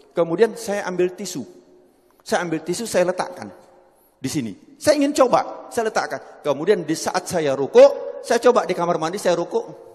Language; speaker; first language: Indonesian; non-native, local second language; Javanese